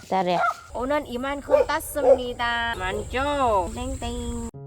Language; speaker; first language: Korean; non-native, learner; Vietnamese